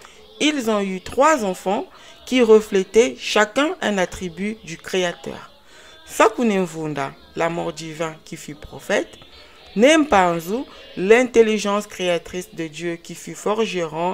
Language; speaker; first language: French; non-native, local second language; Kongo